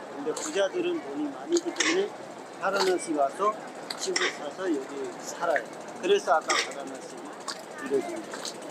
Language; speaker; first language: Korean; non-native, fluent; Hindi